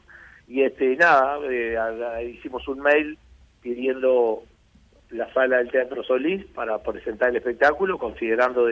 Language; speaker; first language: Spanish; native; Spanish